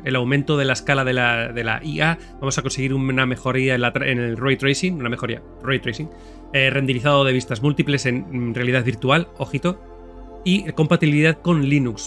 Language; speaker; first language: Spanish; native; Spanish